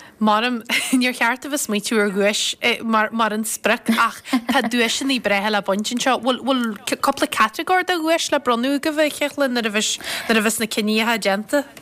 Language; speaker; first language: Irish; native; Irish